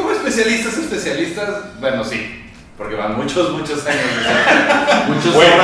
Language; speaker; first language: Spanish; native; Spanish